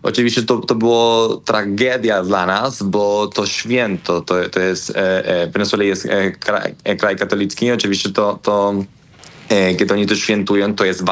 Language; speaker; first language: Polish; non-native, learner; Spanish